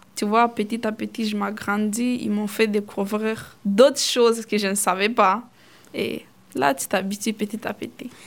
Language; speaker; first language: French; non-native, fluent; Swahili